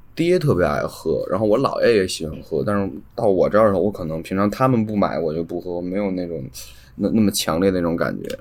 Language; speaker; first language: Chinese; native; Chinese